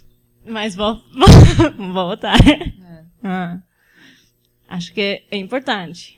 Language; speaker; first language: Portuguese; early bilingual, heritage; Portuguese